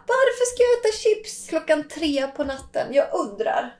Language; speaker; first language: Swedish; native; Swedish